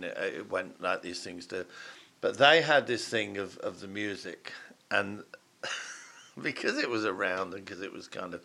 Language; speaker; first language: English; native; English